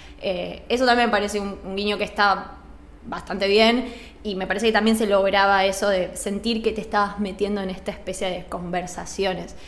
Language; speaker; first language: Spanish; native; Spanish